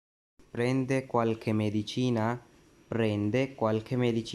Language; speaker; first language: Italian; non-native, fluent; Urdu